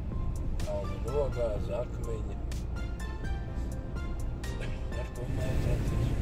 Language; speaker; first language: Latvian; native; Latvian